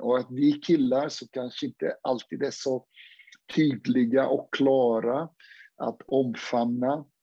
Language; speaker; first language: Swedish; non-native, fluent; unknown